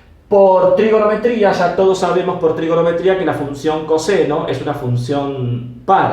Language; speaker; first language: Spanish; native; Spanish